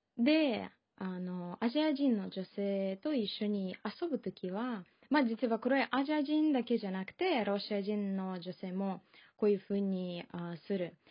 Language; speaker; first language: Japanese; non-native, fluent; Russian